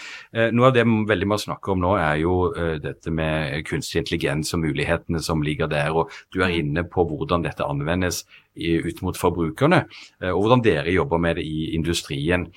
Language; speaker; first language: Norwegian; native; Norwegian